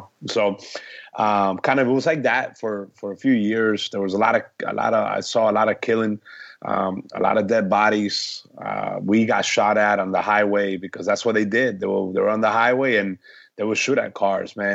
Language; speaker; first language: English; early bilingual, other home language; Spanish